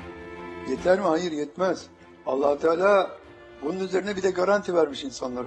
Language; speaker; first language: Turkish; native; Turkish